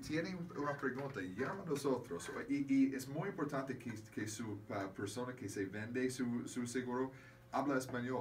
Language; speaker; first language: Spanish; non-native, learner; English